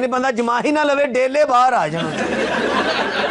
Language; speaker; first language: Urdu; non-native, local second language; Punjabi